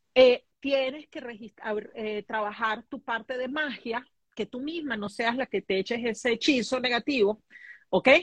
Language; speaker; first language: Spanish; native; Spanish